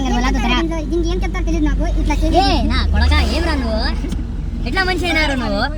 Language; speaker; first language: Telugu; non-native, local second language; Urdu